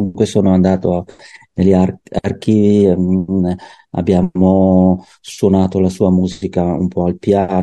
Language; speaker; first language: Italian; non-native, learner; Czech